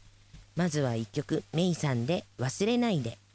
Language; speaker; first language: Japanese; native; Japanese